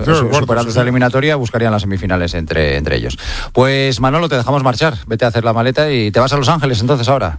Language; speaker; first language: Spanish; native; Spanish